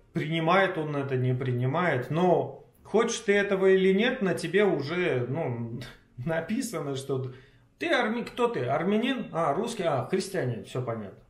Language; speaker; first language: Russian; native; Russian